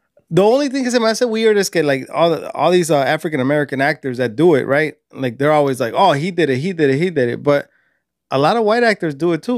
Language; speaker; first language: English; early bilingual, other home language; Spanish